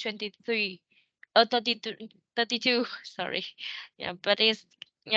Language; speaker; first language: English; non-native, learner; Vietnamese